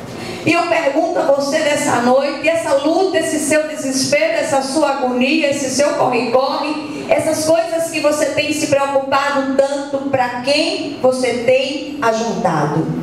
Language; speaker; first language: Portuguese; native; Portuguese